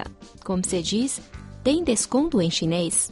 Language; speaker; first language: Portuguese; non-native, fluent; Chinese